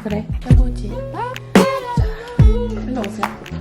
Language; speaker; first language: Korean; native; Korean